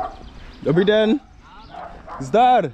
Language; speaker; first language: Czech; non-native, learner; English